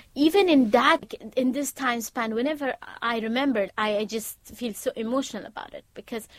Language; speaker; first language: English; non-native, fluent; Persian